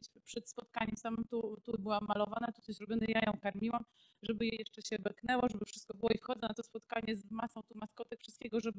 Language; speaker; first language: Polish; native; Polish